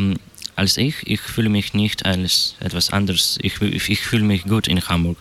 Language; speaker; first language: German; non-native, learner; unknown